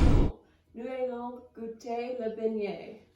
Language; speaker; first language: French; non-native, learner; English